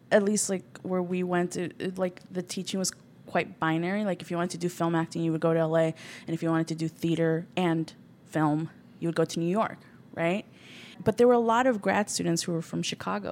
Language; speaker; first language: English; early bilingual, other home language; Spanish